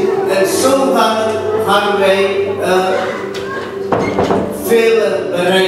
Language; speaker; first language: Dutch; non-native, fluent; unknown